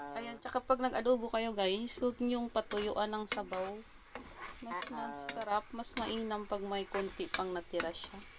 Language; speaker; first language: Filipino; native; Filipino